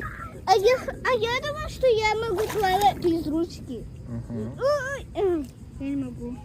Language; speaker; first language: Russian; early bilingual, heritage; Russian